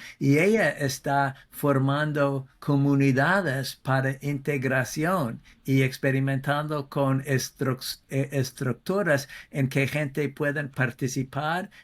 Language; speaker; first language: Spanish; non-native, fluent; English